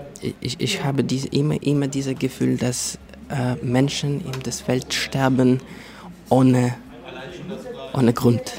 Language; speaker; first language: German; non-native, fluent; Russian